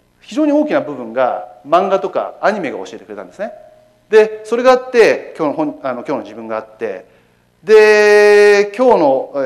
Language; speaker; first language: Japanese; native; Japanese